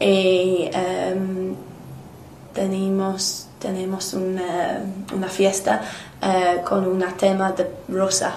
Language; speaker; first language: Spanish; non-native, learner; English